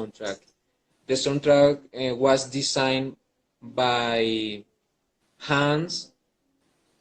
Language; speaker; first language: English; non-native, learner; Spanish